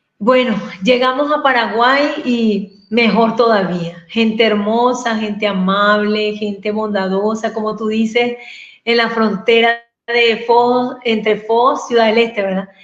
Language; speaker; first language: Spanish; native; Spanish